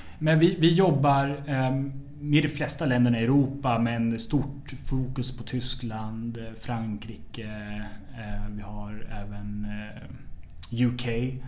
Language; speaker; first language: Swedish; native; Swedish